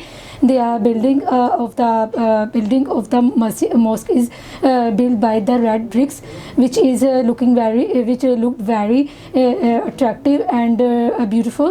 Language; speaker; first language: English; non-native, learner; Urdu